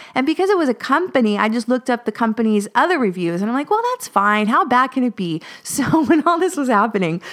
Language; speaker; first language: English; native; English